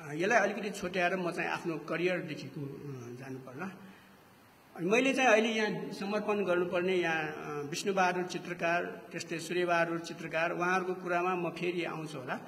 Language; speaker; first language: Nepali; non-native, local second language; Newari